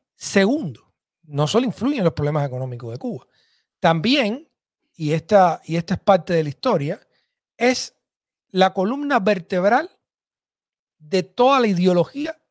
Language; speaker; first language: Spanish; native; Spanish